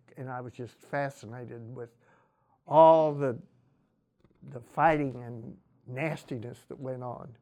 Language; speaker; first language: English; native; English